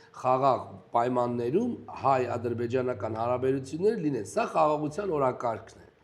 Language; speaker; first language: Armenian; native; Armenian